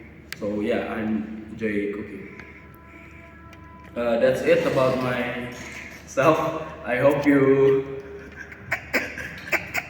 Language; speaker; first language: English; non-native, learner; Indonesian